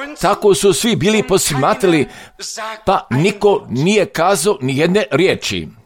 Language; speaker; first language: Croatian; non-native, fluent; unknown